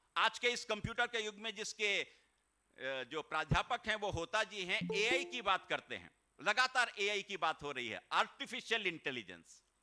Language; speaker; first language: Hindi; native; Hindi